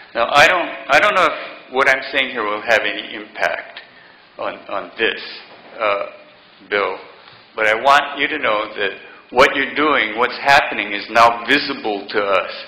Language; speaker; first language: English; native; English